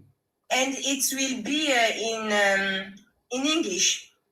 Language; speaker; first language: English; non-native, learner; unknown